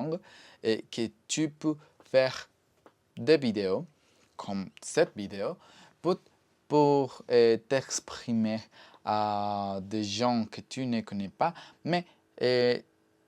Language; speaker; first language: French; non-native, learner; Spanish